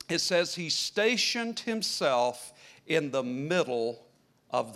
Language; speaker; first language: English; native; English